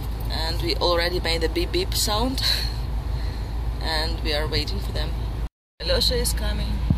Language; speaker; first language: English; non-native, fluent; Ukrainian